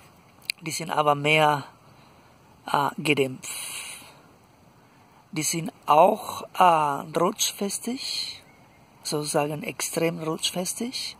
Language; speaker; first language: German; non-native, fluent; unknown